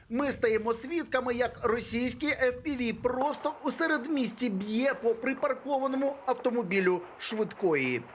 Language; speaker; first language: Ukrainian; native; Ukrainian